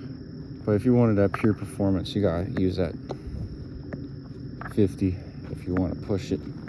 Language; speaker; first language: English; native; English